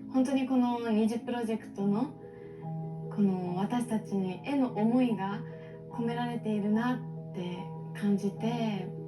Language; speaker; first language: Japanese; native; Japanese